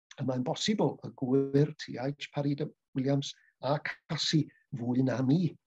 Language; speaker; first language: Welsh; native; Welsh